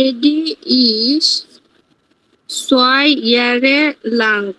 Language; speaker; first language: German; non-native, learner; Bangla